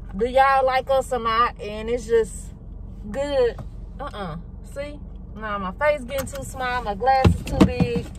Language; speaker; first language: English; native; English